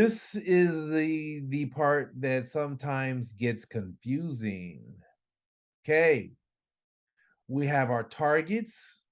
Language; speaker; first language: English; native; English